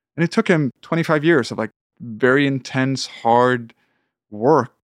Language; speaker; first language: English; non-native, fluent; Swedish